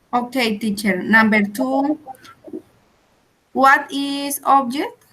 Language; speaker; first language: English; non-native, learner; Spanish